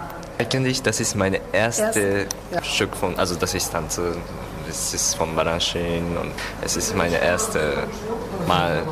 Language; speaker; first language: German; non-native, learner; Japanese